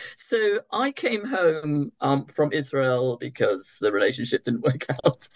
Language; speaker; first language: English; native; English